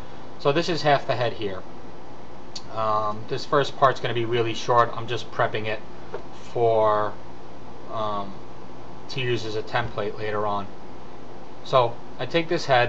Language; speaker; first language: English; native; English